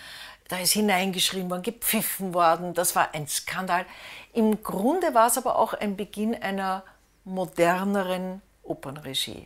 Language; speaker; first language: German; native; German